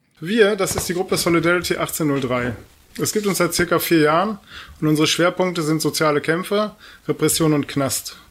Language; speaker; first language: German; native; German